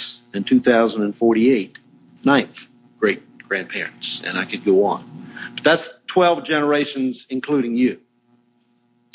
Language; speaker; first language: English; native; English